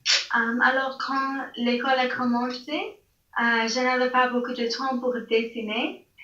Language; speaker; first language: French; non-native, learner; English